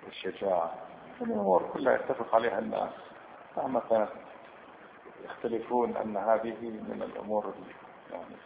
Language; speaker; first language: Arabic; native; Arabic